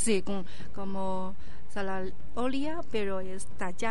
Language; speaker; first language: Spanish; non-native, learner; Chinese